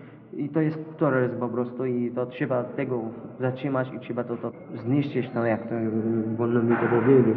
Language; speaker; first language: Polish; non-native, learner; Arabic